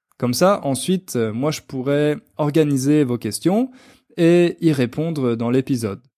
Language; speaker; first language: French; native; French